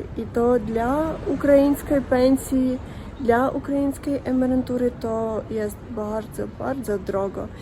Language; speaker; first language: Polish; non-native, learner; Russian